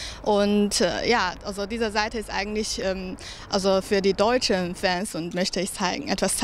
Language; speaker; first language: German; non-native, learner; Chinese